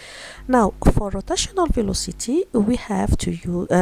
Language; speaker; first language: English; non-native, fluent; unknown